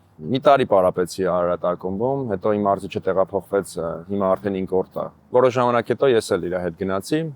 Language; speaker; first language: Armenian; native; Armenian